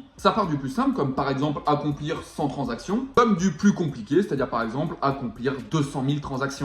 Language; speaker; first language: French; native; French